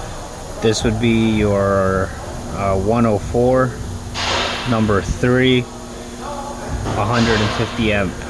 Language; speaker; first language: English; native; English